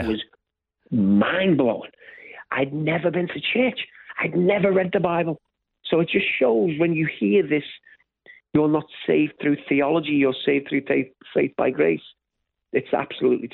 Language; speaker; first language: English; native; English